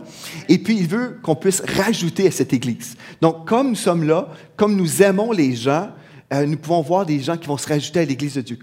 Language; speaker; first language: French; native; French